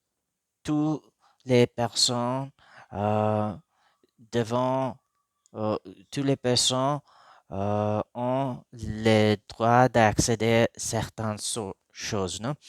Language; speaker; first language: French; non-native, learner; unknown